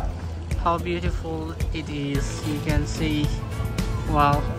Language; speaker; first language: English; non-native, local second language; Urdu